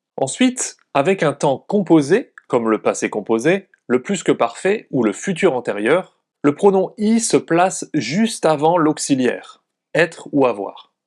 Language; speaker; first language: French; native; French